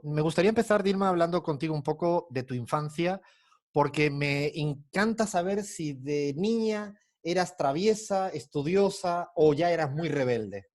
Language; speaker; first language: Spanish; native; Spanish